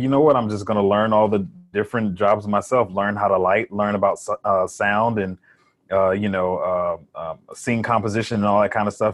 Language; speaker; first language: English; native; English